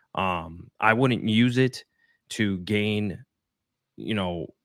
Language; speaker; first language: English; non-native, fluent; Spanish